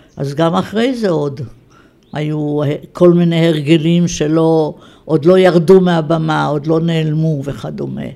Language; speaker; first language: Hebrew; native; Hebrew